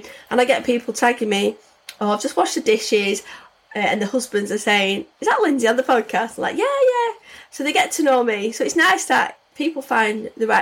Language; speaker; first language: English; native; English